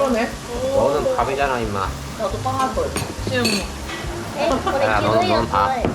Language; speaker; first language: Korean; native; Korean